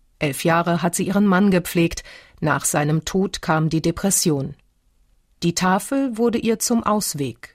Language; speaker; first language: German; native; German